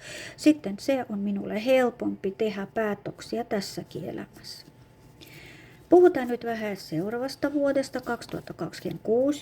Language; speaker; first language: Finnish; non-native, fluent; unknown